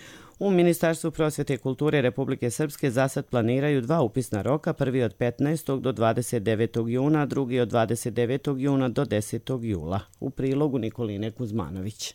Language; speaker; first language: Croatian; native; Croatian